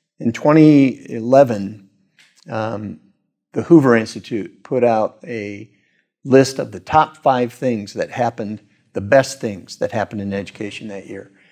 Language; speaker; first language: English; native; English